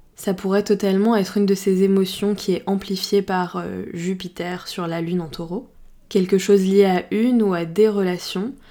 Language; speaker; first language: French; native; French